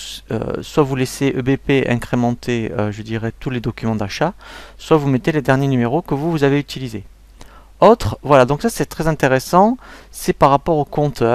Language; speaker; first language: French; native; French